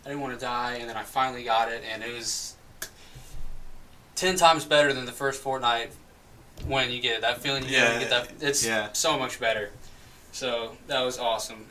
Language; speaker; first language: English; native; English